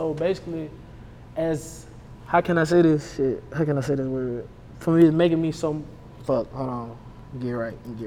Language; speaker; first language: English; native; English